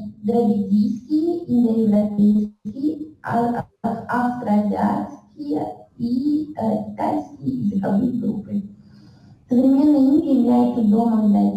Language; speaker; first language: Russian; native; Russian